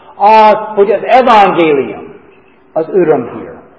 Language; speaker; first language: Hungarian; non-native, learner; English